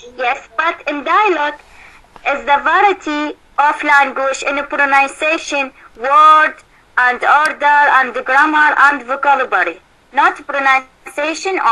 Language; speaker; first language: English; non-native, learner; Arabic